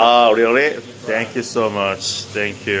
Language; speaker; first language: English; non-native, learner; Korean